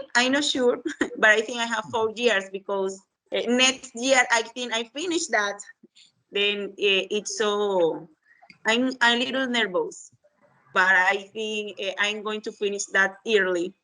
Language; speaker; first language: English; non-native, learner; Spanish